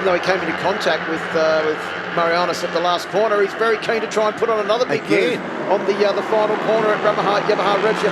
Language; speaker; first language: English; native; English